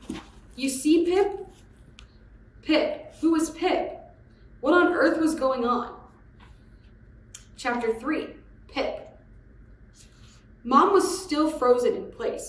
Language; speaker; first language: English; native; English